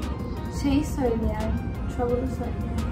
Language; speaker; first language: Turkish; early bilingual, heritage; Turkish